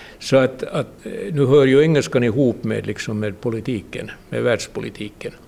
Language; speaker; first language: Swedish; native; Swedish